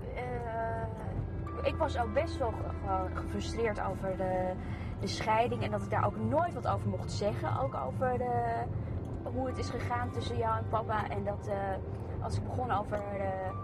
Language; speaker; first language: Dutch; early bilingual, other home language; Korean